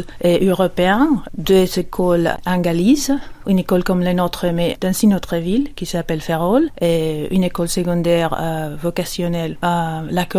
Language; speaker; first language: French; non-native, fluent; Spanish